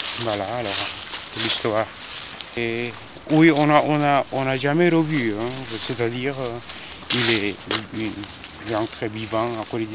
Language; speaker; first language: French; non-native, fluent; Korean